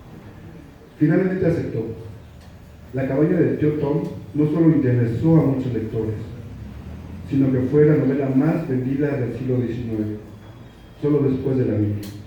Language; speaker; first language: Spanish; native; Spanish